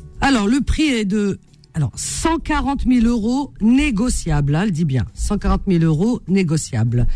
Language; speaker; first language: French; native; French